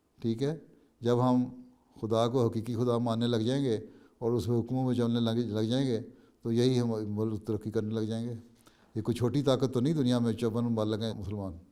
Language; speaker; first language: Urdu; native; Urdu